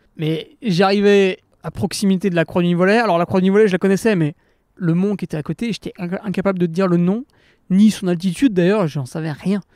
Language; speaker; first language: French; native; French